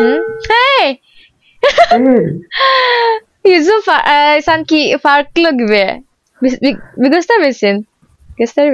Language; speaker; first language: Turkish; non-native, learner; Indonesian